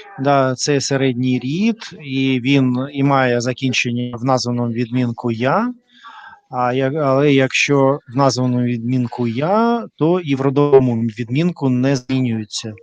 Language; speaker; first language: Ukrainian; non-native, learner; Russian